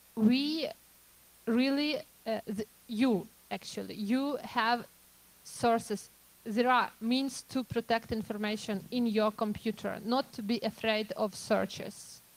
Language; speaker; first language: English; non-native, fluent; Ukrainian